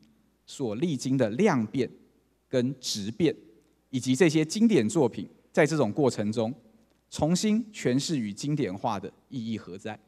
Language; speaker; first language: Chinese; native; Chinese